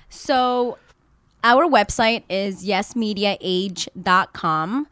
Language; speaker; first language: English; early bilingual, other home language; Spanish